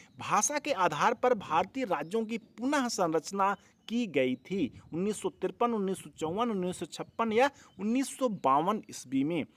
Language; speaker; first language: Hindi; native; Hindi